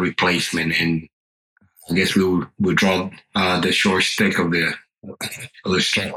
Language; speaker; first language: English; non-native, fluent; Spanish